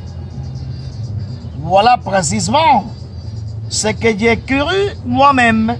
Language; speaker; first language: French; non-native, fluent; Spanish